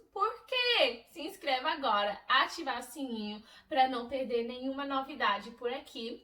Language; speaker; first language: Portuguese; non-native, fluent; English